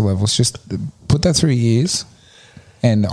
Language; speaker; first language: English; native; English